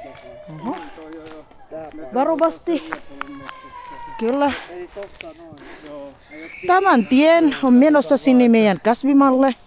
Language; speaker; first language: Finnish; non-native, learner; Filipino